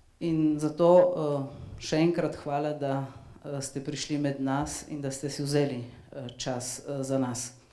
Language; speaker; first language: Slovenian; native; Slovenian